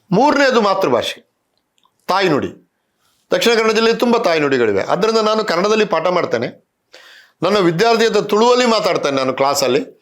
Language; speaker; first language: Kannada; non-native, local second language; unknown